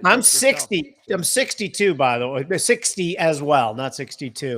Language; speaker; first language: English; native; English